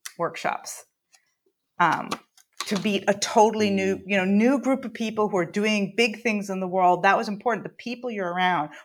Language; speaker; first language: English; native; English